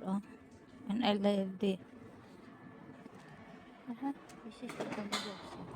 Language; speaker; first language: English; non-native, learner; Filipino